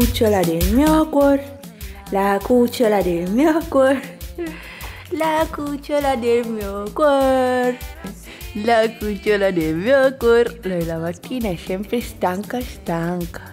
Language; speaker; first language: Italian; native; Italian